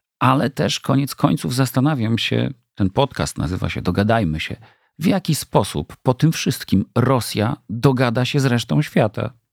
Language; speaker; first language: Polish; native; Polish